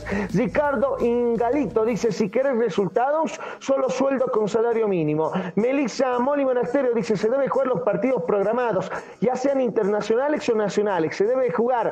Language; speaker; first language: Spanish; native; Spanish